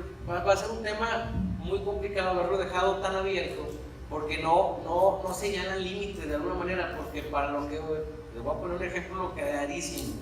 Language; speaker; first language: Spanish; native; Spanish